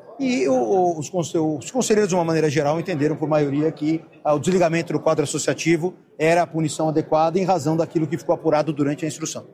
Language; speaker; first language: Portuguese; native; Portuguese